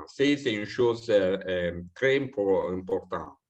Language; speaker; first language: French; non-native, fluent; Italian